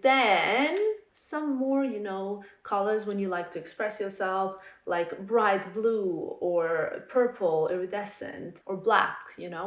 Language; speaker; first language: English; non-native, fluent; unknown